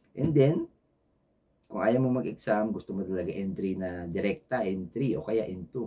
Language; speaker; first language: Filipino; native; Filipino